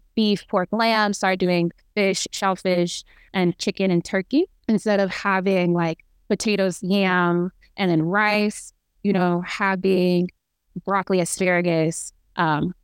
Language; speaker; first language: English; native; English